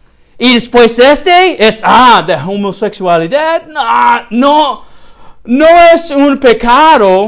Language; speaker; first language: Spanish; non-native, learner; English